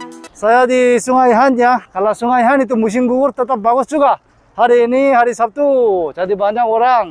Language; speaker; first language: Indonesian; non-native, fluent; Korean